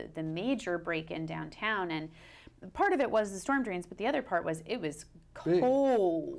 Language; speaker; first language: English; native; English